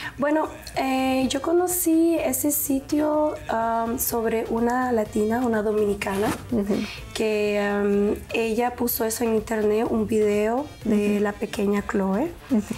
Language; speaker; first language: Spanish; native; Spanish